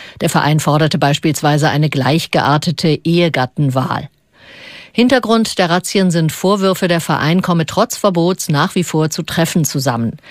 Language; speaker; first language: German; native; German